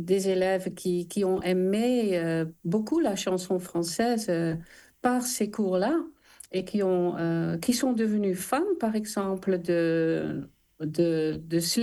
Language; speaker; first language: French; non-native, fluent; Dutch